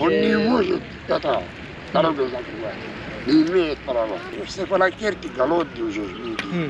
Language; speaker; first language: Russian; non-native, local second language; Armenian